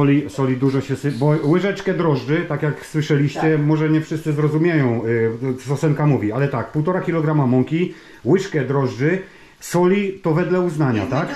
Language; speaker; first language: Polish; native; Polish